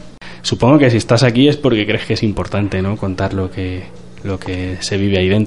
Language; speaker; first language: Spanish; native; Spanish